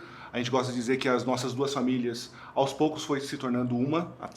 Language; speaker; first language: Portuguese; native; Portuguese